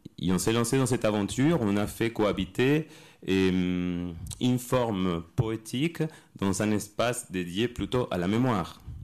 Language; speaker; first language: French; non-native, fluent; Spanish